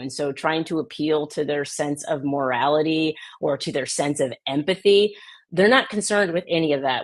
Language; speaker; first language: English; native; English